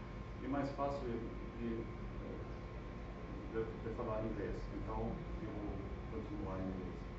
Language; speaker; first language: Portuguese; non-native, learner; German